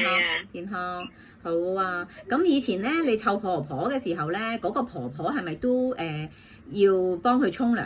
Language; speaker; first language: Cantonese; native; Cantonese